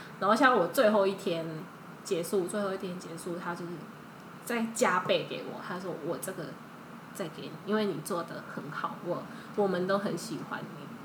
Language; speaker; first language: Chinese; early bilingual, heritage; Chinese